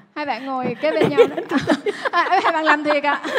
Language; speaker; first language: Vietnamese; native; Vietnamese